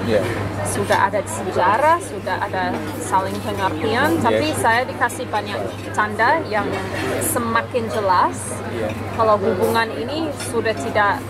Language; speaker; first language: Indonesian; non-native, fluent; English